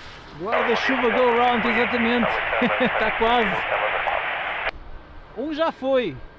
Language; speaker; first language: Portuguese; native; Portuguese